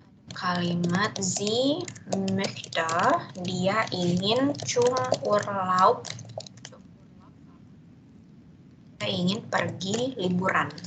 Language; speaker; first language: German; non-native, fluent; Indonesian